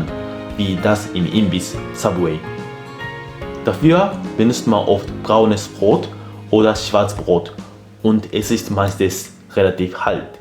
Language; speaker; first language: German; non-native, fluent; Japanese